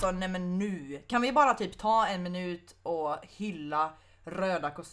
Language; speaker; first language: Swedish; native; Swedish